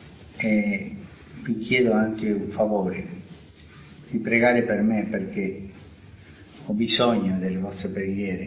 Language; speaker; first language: Italian; non-native, fluent; Spanish